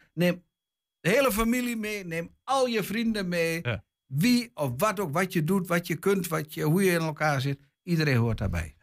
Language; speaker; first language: Dutch; native; Dutch